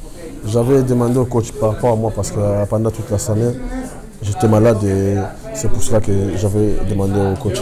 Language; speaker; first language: French; non-native, local second language; Lingala